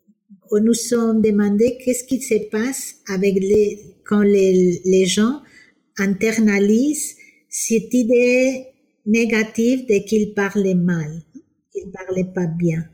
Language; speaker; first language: French; non-native, fluent; Spanish